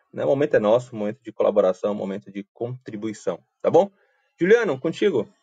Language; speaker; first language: Portuguese; native; Portuguese